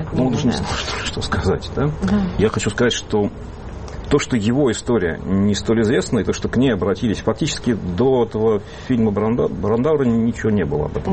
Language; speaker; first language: Russian; native; Russian